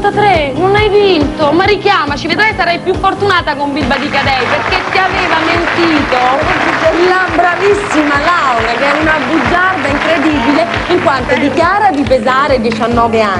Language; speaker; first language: Italian; native; Italian